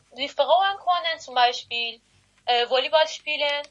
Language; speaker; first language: German; non-native, learner; Persian